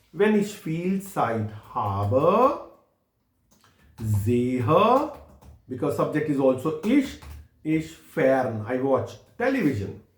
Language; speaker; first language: German; non-native, fluent; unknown